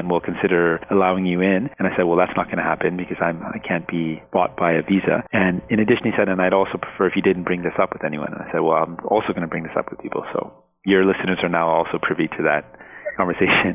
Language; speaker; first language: English; non-native, fluent; Punjabi